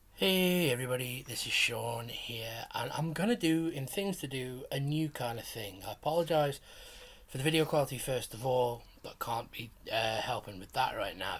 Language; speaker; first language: English; native; English